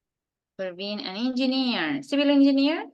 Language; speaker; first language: English; non-native, fluent; Spanish